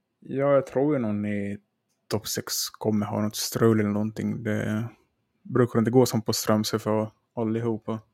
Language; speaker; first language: Swedish; native; Swedish